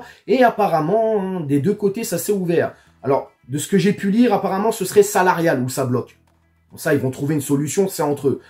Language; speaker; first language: French; native; French